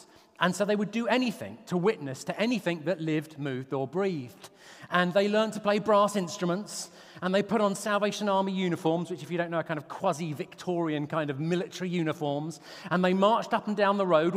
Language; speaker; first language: English; native; English